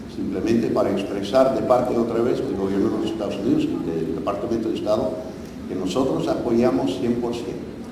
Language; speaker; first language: Spanish; non-native, fluent; English